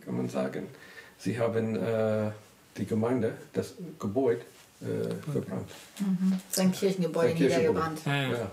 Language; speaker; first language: German; non-native, learner; English